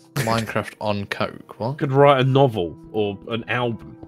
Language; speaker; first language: English; native; English